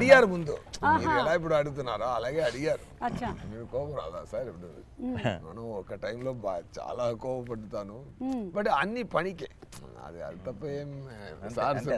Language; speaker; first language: Telugu; non-native, learner; Tamil